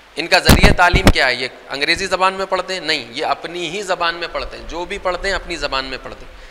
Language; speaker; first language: Urdu; native; Urdu